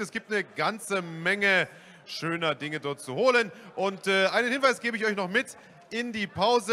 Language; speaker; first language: German; native; German